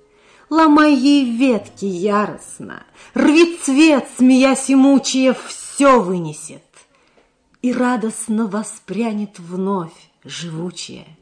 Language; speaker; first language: Russian; native; Russian